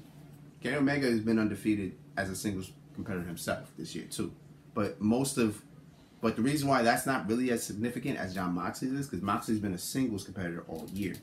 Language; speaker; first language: English; native; English